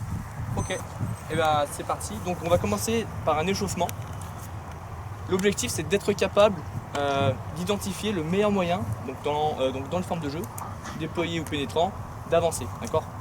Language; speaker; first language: French; native; French